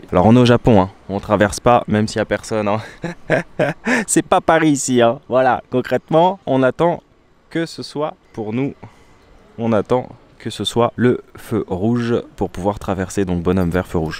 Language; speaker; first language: French; native; French